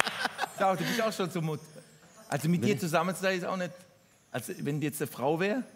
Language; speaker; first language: German; native; German